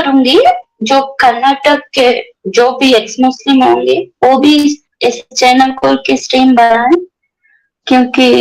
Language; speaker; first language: Hindi; non-native, local second language; Kannada